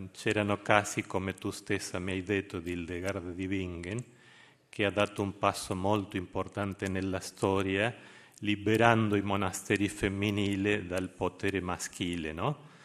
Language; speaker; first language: Italian; non-native, fluent; Spanish